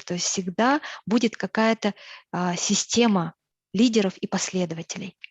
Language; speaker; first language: Russian; native; Russian